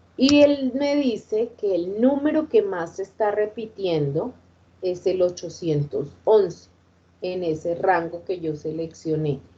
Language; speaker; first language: Spanish; native; Spanish